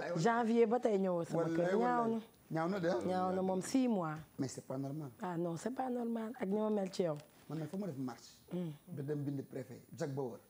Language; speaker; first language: Wolof; native; Wolof